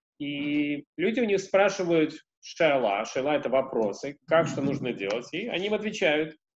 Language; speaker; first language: Russian; early bilingual, heritage; Russian